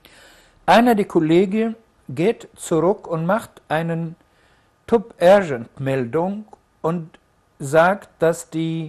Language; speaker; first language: German; non-native, fluent; Arabic